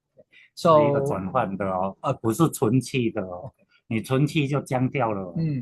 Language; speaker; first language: Chinese; native; Chinese